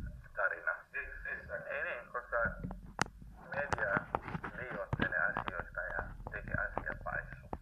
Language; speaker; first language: Finnish; non-native, fluent; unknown